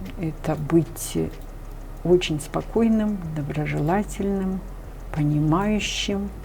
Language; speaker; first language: Russian; non-native, local second language; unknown